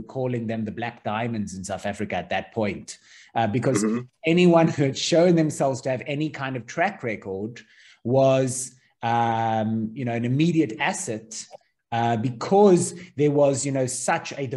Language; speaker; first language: English; native; English